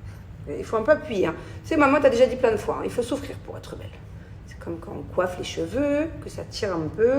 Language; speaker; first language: French; native; French